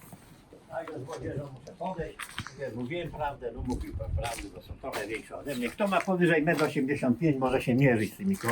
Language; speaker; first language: Polish; native; Polish